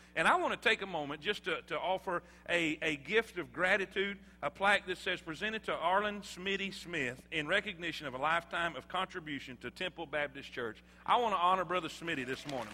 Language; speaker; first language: English; native; English